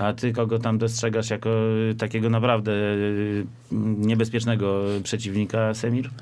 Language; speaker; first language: Polish; native; Polish